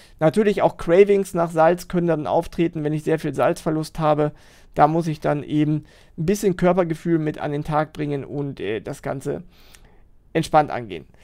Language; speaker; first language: German; native; German